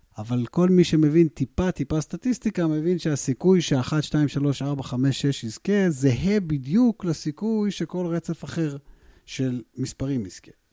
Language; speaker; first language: Hebrew; native; Hebrew